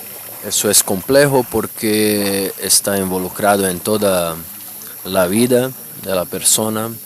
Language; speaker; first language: Spanish; non-native, fluent; Portuguese